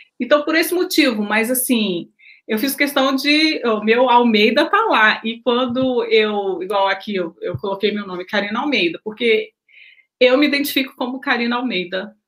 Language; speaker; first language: Portuguese; native; Portuguese